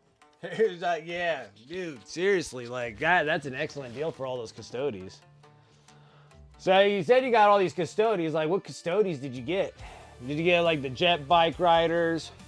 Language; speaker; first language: English; native; English